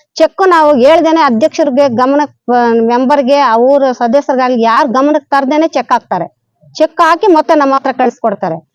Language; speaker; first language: Kannada; native; Kannada